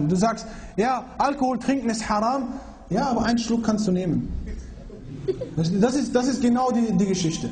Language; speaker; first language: German; early bilingual, other home language; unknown